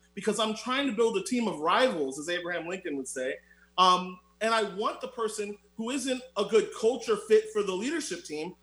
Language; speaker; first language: English; native; English